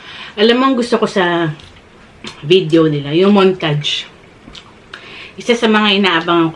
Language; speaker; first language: Filipino; native; Filipino